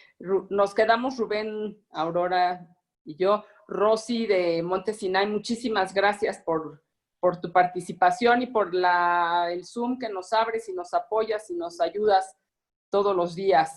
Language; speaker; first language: Spanish; native; Spanish